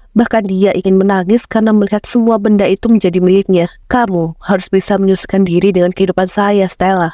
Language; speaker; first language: Indonesian; native; Indonesian